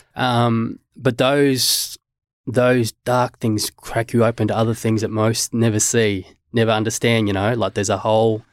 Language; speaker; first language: English; native; English